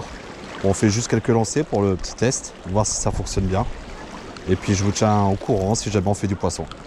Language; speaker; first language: French; native; French